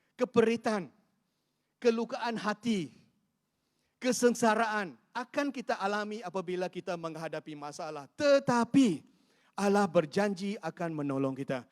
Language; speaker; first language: Malay; non-native, local second language; Chinese